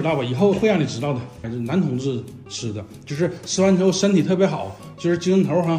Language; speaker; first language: Chinese; native; Chinese